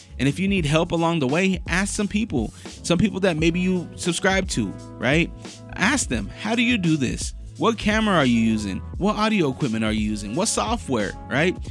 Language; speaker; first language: English; native; English